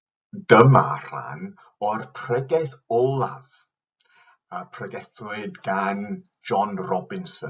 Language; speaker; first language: Welsh; non-native, fluent; English